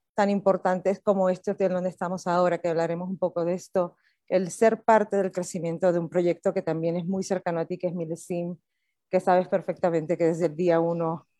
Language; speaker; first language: Spanish; native; Spanish